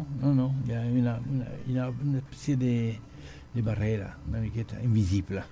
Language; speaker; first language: Catalan; non-native, learner; French